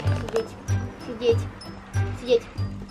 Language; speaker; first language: Russian; native; Russian